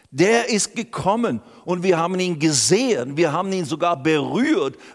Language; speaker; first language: German; native; German